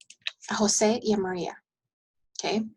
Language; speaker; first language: Spanish; early bilingual, heritage; Spanish